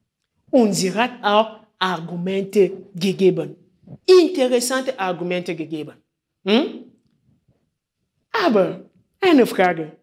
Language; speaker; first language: German; non-native, fluent; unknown